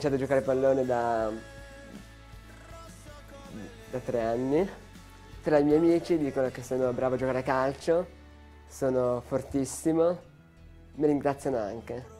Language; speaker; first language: Italian; early bilingual, other home language; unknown